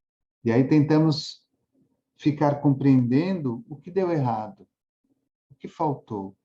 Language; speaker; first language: Portuguese; native; Portuguese